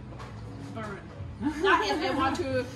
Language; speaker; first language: English; non-native, fluent; Thai